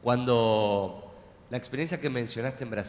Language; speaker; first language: Spanish; native; Spanish